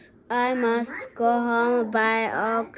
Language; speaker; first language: English; non-native, learner; Japanese